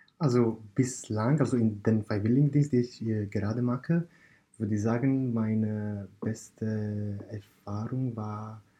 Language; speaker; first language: German; non-native, learner; Italian